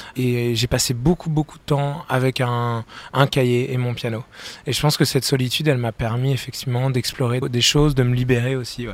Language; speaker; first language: French; native; French